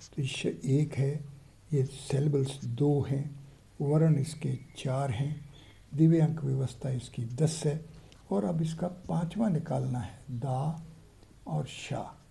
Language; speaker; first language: Hindi; native; Hindi